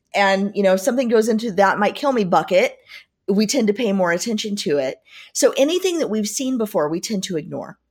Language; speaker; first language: English; native; English